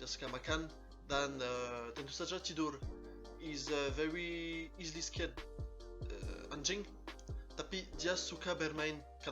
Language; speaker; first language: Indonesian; non-native, learner; French